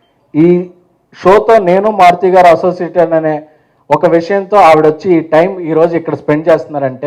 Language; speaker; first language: Telugu; native; Telugu